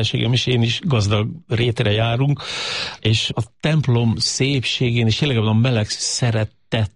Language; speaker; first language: Hungarian; native; Hungarian